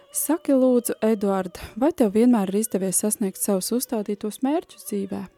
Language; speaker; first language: Latvian; native; Latvian